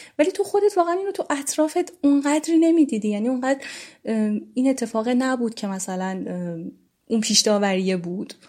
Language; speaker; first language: Persian; native; Persian